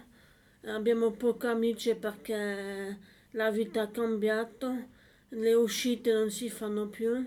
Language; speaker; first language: Italian; non-native, learner; French